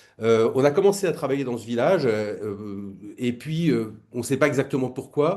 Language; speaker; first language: French; native; French